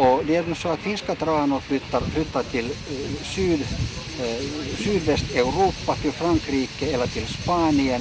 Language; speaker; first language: Swedish; non-native, local second language; Finnish